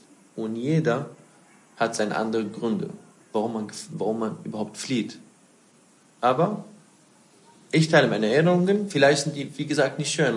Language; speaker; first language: German; non-native, fluent; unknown